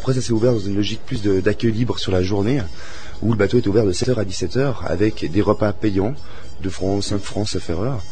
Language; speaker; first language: French; native; French